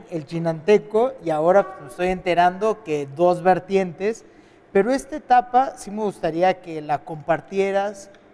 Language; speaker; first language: Spanish; native; Spanish